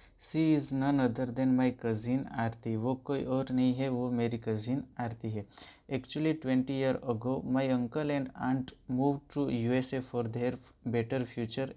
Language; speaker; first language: Hindi; native; Hindi